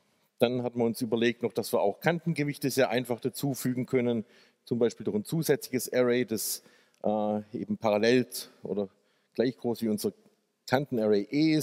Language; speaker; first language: German; native; German